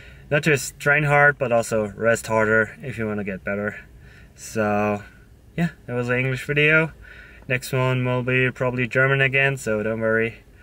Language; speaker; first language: English; non-native, fluent; German